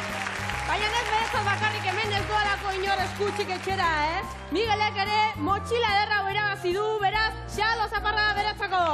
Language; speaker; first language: Basque; native; Basque